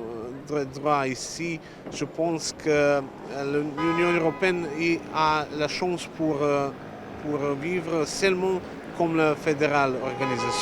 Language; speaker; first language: French; non-native, learner; Serbian